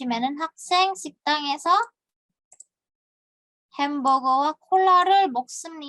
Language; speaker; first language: Korean; non-native, fluent; Indonesian